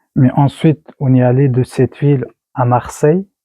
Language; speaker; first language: French; non-native, learner; Persian